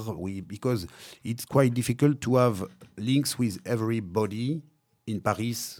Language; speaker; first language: English; non-native, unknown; French